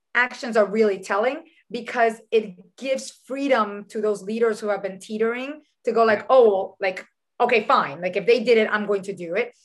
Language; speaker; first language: English; early bilingual, other home language; Spanish